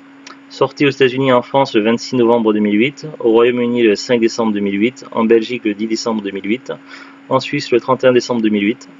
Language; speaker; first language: French; native; French